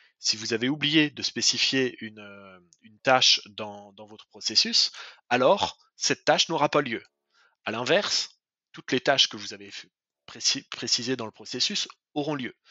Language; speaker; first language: French; native; French